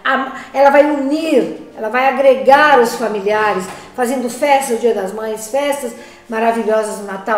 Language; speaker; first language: Portuguese; native; Portuguese